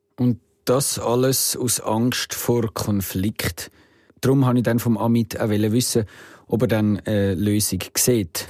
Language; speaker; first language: German; native; German